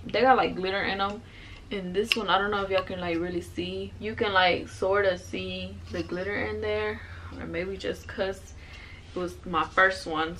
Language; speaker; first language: English; native; English